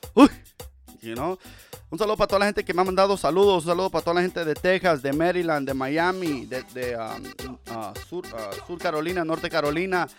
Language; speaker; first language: Spanish; early bilingual, heritage; Spanish